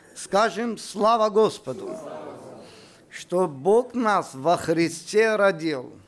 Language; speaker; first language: Russian; non-native, local second language; Armenian